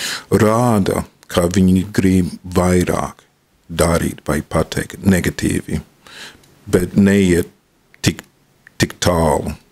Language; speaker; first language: Latvian; non-native, fluent; English